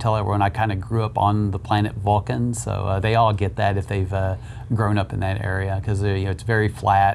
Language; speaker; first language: English; native; English